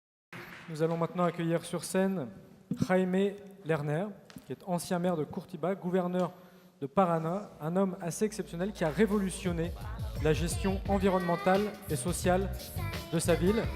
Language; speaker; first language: French; native; French